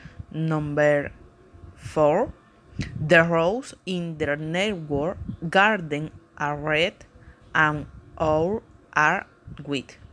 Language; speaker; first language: English; non-native, learner; Spanish